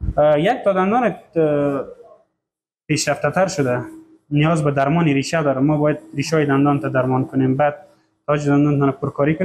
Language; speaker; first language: Persian; native; Persian